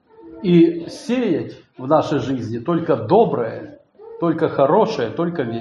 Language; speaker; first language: Polish; non-native, learner; Russian